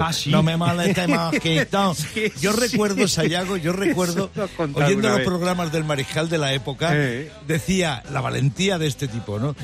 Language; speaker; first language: Spanish; native; Spanish